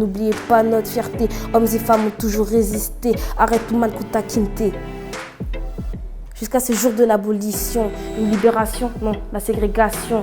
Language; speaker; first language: French; early bilingual, other home language; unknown